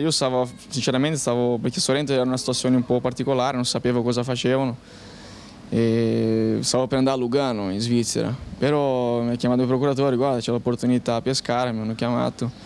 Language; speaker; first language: Italian; non-native, fluent; Portuguese